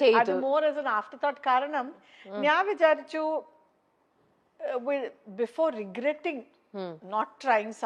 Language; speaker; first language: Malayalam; non-native, local second language; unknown